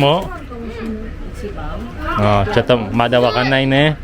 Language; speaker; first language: Japanese; non-native, learner; Filipino